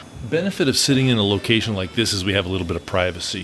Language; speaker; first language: English; native; English